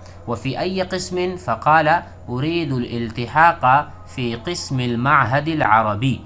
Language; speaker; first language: Arabic; non-native, fluent; Urdu